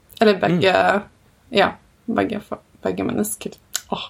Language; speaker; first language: Norwegian; early bilingual, other home language; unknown